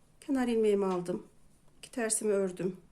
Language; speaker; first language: Turkish; native; Turkish